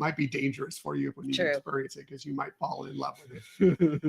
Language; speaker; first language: English; native; English